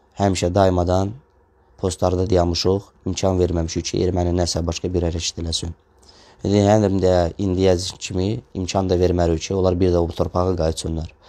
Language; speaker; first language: Azerbaijani; non-native, local second language; Russian